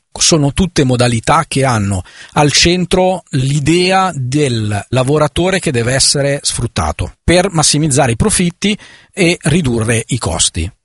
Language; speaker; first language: Italian; native; Italian